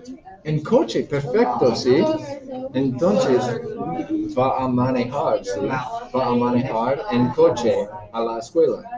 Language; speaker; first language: Spanish; non-native, fluent; English